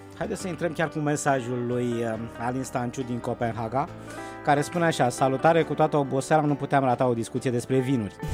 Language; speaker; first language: Romanian; native; Romanian